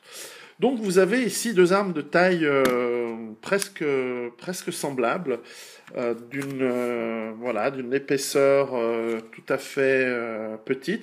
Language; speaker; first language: French; native; French